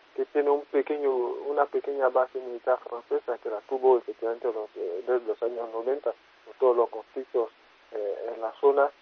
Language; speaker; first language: Spanish; non-native, fluent; French